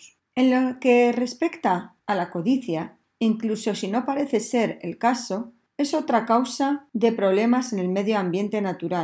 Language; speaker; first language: Spanish; native; Spanish